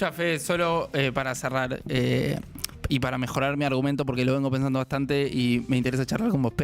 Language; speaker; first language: Spanish; native; Spanish